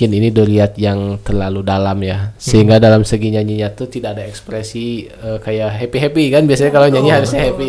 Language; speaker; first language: Indonesian; native; Indonesian